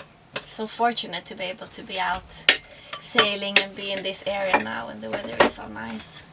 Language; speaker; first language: English; non-native, fluent; Swedish